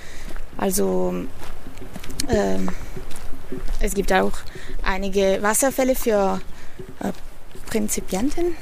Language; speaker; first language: German; non-native, fluent; Italian